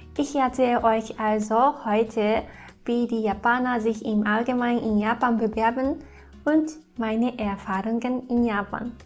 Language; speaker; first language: German; non-native, fluent; Japanese